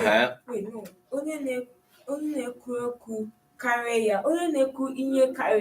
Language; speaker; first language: Igbo; non-native, learner; English